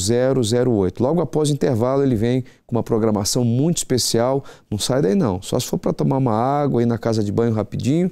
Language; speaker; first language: Portuguese; native; Portuguese